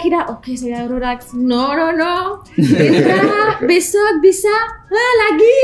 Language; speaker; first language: Indonesian; non-native, learner; French